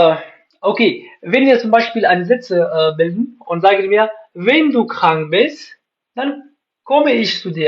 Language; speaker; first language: German; non-native, fluent; Pashto